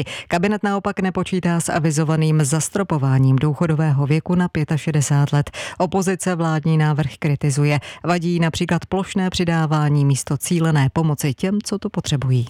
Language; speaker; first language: Czech; native; Czech